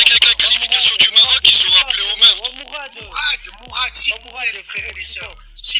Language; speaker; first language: French; early bilingual, other home language; Arabic